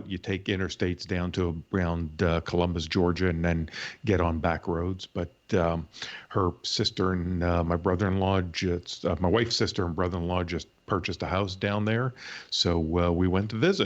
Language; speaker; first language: English; native; English